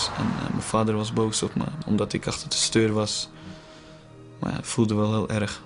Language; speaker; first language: Dutch; early bilingual, other home language; Azerbaijani